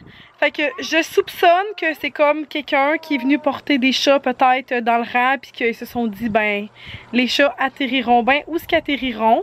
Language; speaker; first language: French; native; French